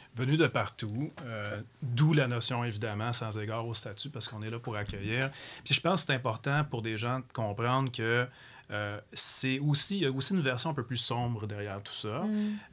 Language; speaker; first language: French; native; French